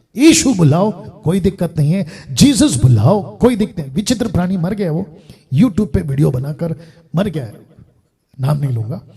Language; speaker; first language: Hindi; non-native, local second language; Telugu